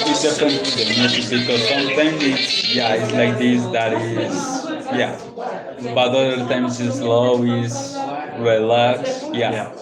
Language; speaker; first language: English; non-native, learner; Spanish